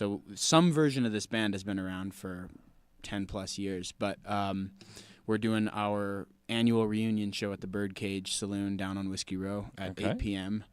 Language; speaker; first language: English; native; English